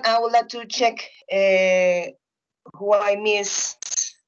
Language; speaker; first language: English; non-native, fluent; Spanish